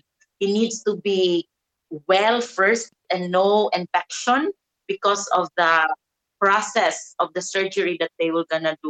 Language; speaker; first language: English; non-native, local second language; Cebuano